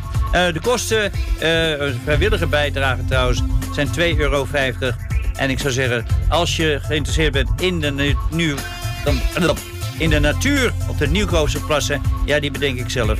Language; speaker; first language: Dutch; native; Dutch